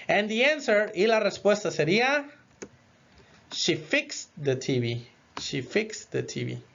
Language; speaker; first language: English; non-native, fluent; Spanish